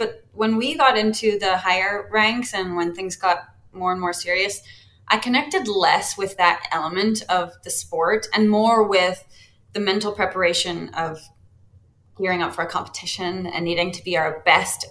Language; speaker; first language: English; native; English